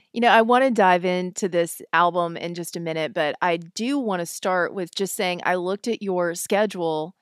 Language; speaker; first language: English; native; English